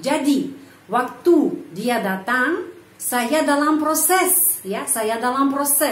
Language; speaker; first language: Indonesian; non-native, fluent; Russian